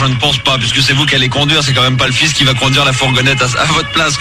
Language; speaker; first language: French; native; French